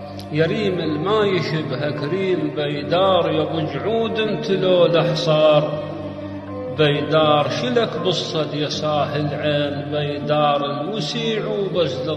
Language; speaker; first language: Arabic; native; Arabic